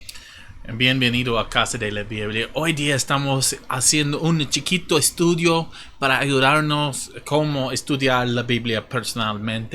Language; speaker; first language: Spanish; non-native, fluent; English